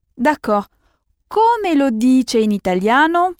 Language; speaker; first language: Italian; non-native, fluent; French